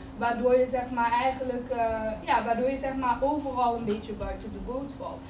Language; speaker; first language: Dutch; early bilingual, other home language; Kinyarwanda